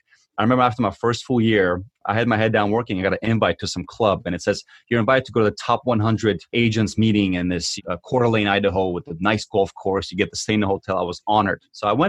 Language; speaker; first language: English; early bilingual, other home language; Armenian